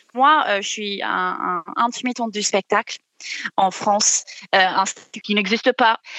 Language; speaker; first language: French; non-native, fluent; English